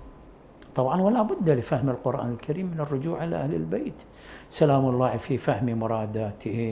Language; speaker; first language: Arabic; native; Arabic